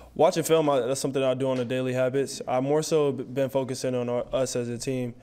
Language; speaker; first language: English; native; English